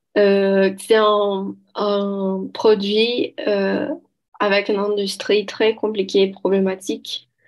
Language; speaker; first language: French; non-native, learner; Portuguese